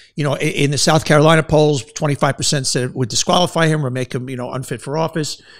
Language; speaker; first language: English; native; English